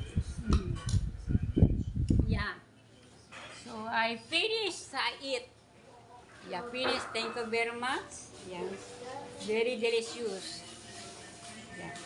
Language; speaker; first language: English; non-native, learner; Filipino